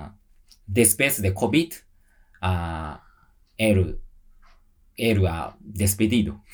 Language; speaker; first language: Spanish; non-native, learner; Japanese